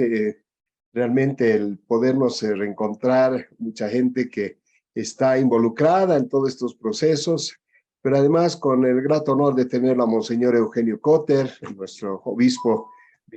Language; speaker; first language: Spanish; native; Spanish